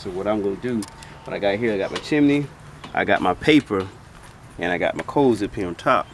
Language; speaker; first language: English; native; English